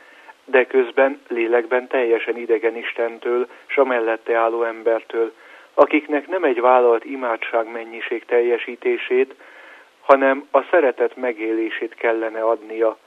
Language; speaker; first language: Hungarian; native; Hungarian